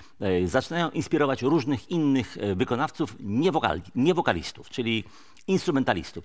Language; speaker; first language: Polish; native; Polish